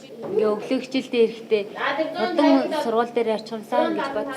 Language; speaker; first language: Mongolian; native; Mongolian